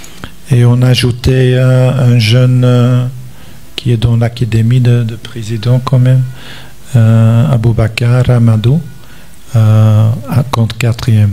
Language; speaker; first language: French; non-native, local second language; Dutch